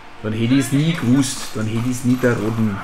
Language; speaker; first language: German; native; German